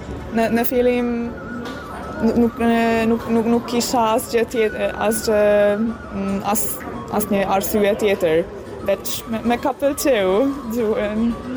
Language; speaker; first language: Albanian; non-native, learner; Hungarian